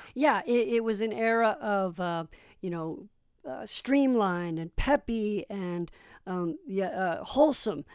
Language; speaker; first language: English; early bilingual, other home language; Polish